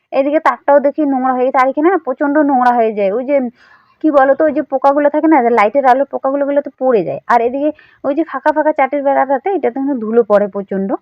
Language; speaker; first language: Bangla; non-native, local second language; Rangpuri